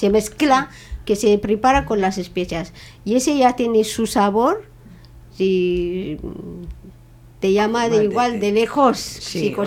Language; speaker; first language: Spanish; non-native, learner; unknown